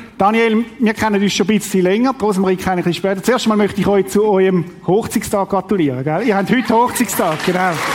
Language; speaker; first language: German; native; German